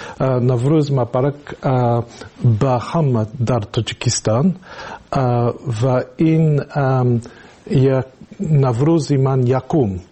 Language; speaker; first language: Persian; non-native, learner; English